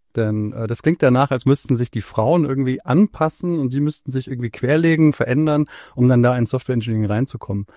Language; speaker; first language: German; native; German